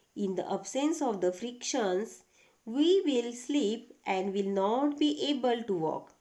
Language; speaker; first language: English; non-native, local second language; Marathi